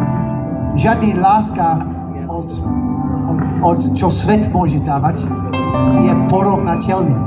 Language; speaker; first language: Slovak; non-native, learner; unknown